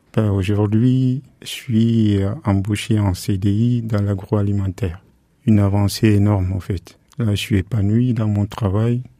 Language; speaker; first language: French; non-native, local second language; Fula